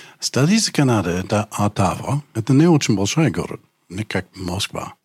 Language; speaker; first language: Russian; non-native, fluent; English